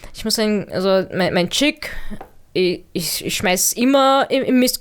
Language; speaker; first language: German; early bilingual, other home language; Arabic